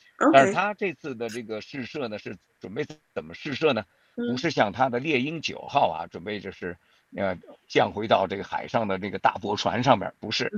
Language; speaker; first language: Chinese; native; Chinese